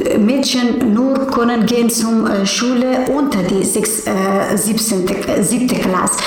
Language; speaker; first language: German; non-native, learner; Persian